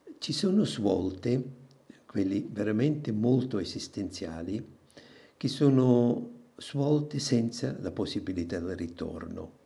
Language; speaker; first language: Italian; non-native, local second language; German